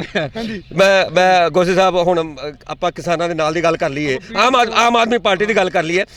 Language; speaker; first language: Hindi; non-native, local second language; Punjabi